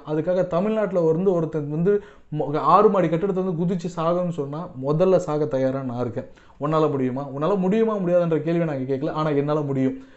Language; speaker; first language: Tamil; non-native, local second language; Telugu